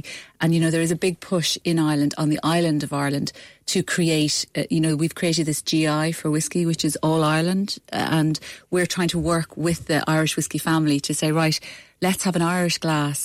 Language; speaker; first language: English; native; English